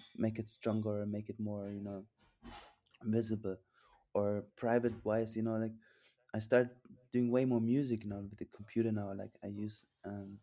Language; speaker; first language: English; non-native, fluent; German